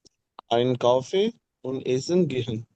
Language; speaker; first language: German; non-native, learner; Urdu